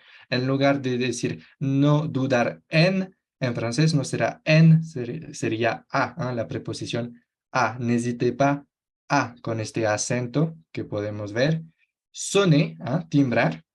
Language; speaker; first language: Spanish; non-native, fluent; French